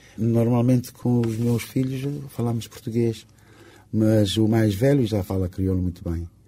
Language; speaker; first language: Portuguese; non-native, local second language; Kabuverdianu